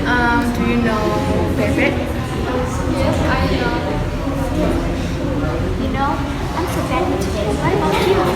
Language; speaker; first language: English; non-native, learner; Indonesian